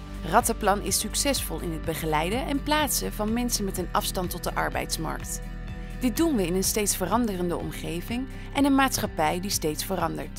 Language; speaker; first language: Dutch; native; Dutch